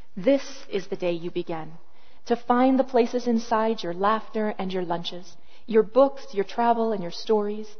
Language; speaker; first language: English; native; English